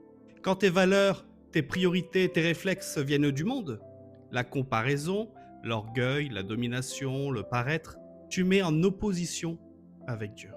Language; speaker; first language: French; native; French